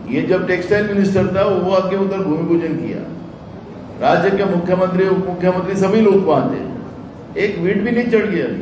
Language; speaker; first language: Hindi; non-native, local second language; Marathi